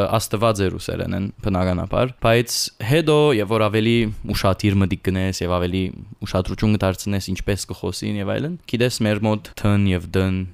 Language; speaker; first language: Armenian; early bilingual, heritage; Armenian